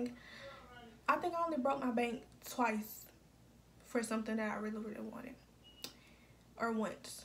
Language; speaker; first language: English; native; English